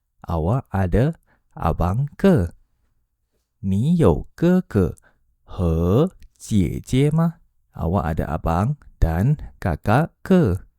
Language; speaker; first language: Chinese; non-native, learner; Malay